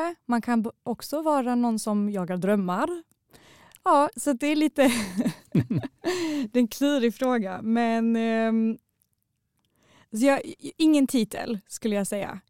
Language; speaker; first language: Swedish; early bilingual, other home language; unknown